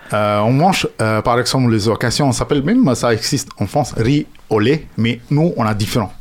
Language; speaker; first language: French; non-native, fluent; Sinhala